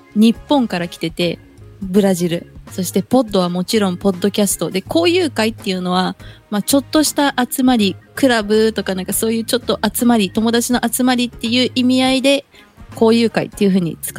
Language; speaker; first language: Japanese; early bilingual, other home language; Portuguese